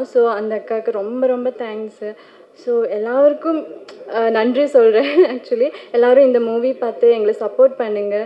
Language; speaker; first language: Tamil; non-native, learner; Malayalam